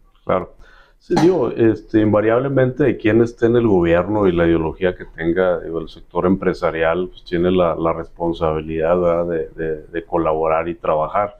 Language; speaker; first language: Spanish; native; Spanish